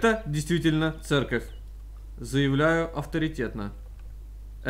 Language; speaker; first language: Russian; native; Russian